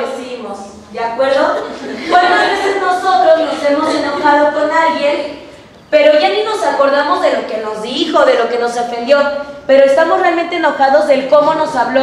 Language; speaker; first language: Spanish; native; Spanish